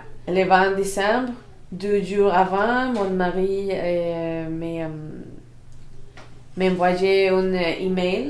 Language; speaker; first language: French; non-native, learner; Spanish